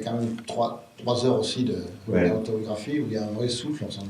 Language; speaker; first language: French; native; French